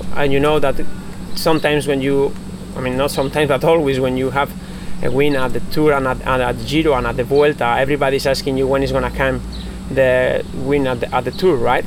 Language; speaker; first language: English; non-native, fluent; Spanish